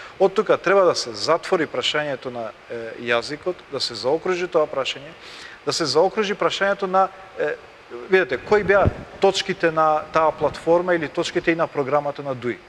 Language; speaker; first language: Macedonian; non-native, local second language; Albanian